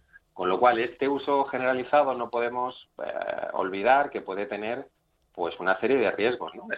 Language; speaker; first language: Spanish; native; Spanish